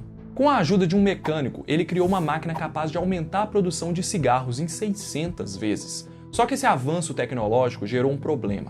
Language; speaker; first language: Portuguese; native; Portuguese